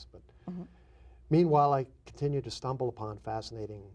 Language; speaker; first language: English; native; English